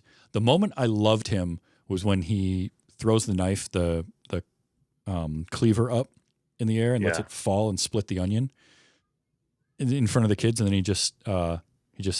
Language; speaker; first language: English; native; English